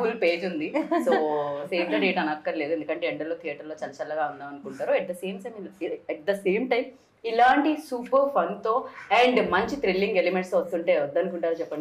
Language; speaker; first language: Telugu; native; Telugu